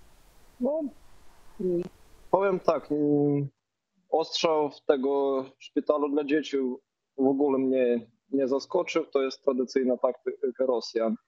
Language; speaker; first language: Polish; non-native, fluent; Ukrainian